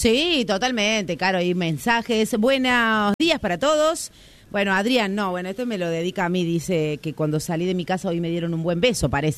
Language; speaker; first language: Spanish; native; Spanish